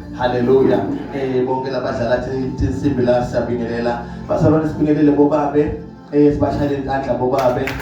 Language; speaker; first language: Zulu; non-native, local second language; Swati